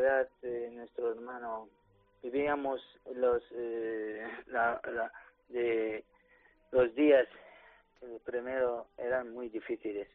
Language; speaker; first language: Spanish; non-native, learner; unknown